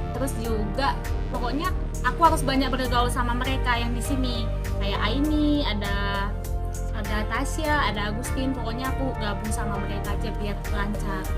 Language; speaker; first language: Indonesian; native; Indonesian